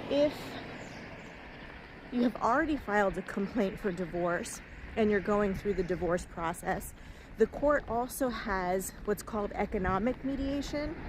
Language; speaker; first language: English; native; English